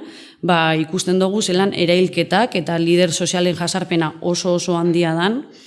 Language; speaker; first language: Basque; native; Basque